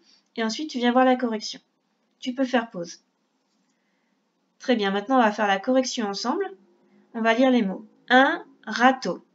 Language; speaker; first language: French; native; French